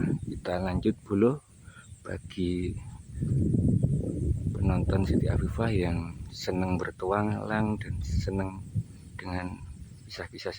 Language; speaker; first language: Indonesian; non-native, local second language; Javanese